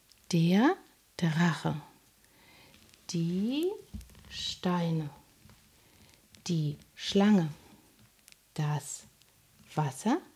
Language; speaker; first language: German; native; German